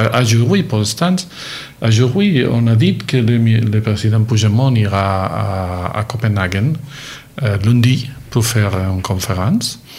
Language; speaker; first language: French; non-native, learner; Catalan